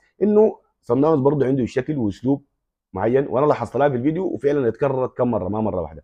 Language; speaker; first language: Arabic; native; Arabic